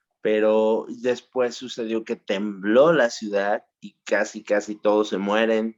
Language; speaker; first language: Spanish; native; Spanish